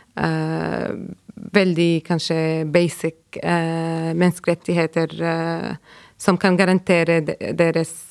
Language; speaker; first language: Norwegian; non-native, fluent; Arabic